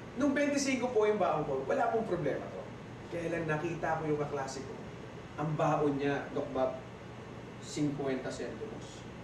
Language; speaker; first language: Filipino; native; Filipino